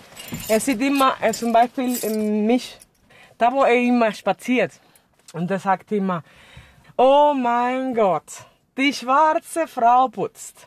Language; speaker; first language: German; non-native, fluent; Spanish